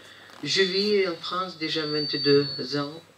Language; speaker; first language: French; non-native, fluent; Russian